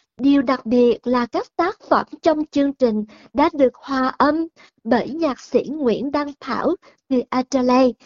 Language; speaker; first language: Vietnamese; early bilingual, heritage; Vietnamese